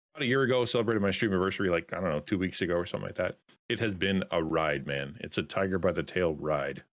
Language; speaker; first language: English; native; English